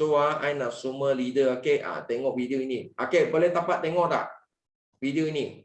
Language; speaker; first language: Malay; non-native, local second language; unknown